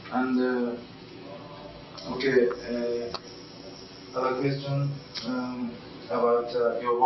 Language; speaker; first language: English; non-native, learner; Japanese